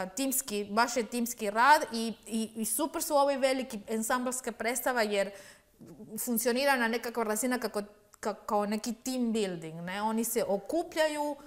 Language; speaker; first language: Croatian; non-native, learner; Spanish